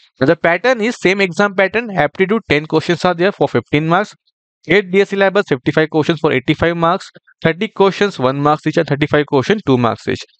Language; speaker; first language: English; non-native, local second language; Marathi